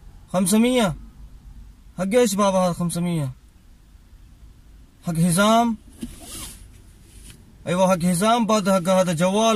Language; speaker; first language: Arabic; non-native, learner; Urdu